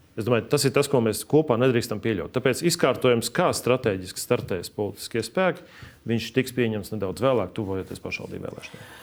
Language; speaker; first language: Latvian; native; Latvian